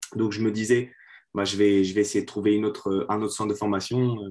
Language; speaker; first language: French; native; French